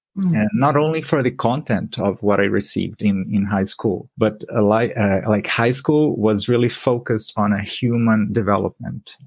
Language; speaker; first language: English; non-native, fluent; Portuguese